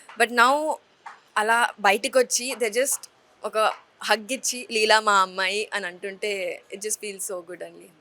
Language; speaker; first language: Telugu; native; Telugu